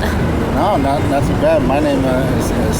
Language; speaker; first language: English; native; English